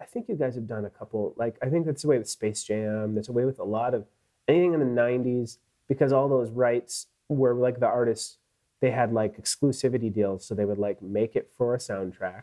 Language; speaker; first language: English; native; English